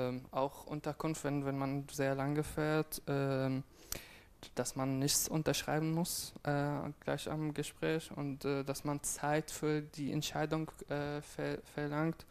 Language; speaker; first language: German; non-native, fluent; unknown